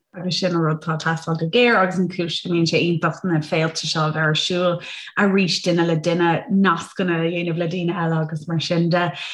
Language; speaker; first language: Irish; non-native, local second language; English